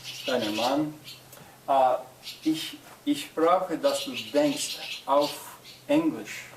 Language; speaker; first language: German; non-native, learner; English